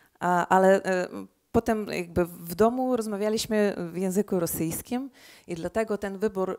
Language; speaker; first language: Polish; early bilingual, heritage; Polish